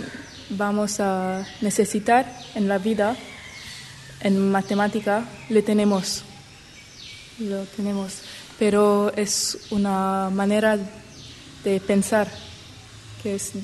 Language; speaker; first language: Spanish; non-native, learner; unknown